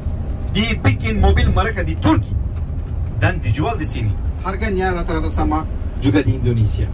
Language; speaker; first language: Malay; non-native, fluent; Turkish